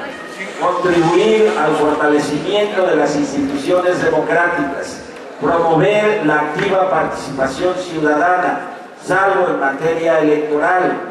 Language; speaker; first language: Spanish; native; Spanish